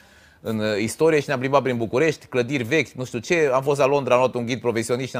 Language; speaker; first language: Romanian; native; Romanian